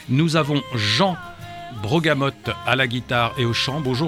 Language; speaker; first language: French; native; French